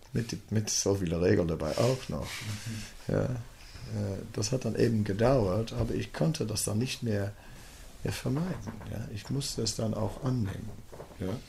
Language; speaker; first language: German; non-native, fluent; Dutch